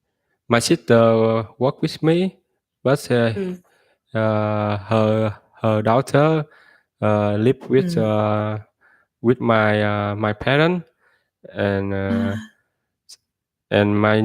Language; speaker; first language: English; non-native, learner; Vietnamese